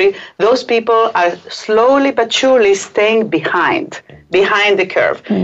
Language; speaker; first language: English; non-native, fluent; Hebrew